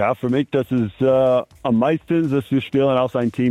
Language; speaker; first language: German; non-native, learner; English